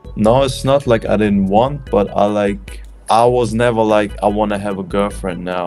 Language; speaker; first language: English; non-native, fluent; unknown